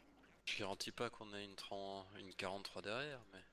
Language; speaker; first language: French; native; French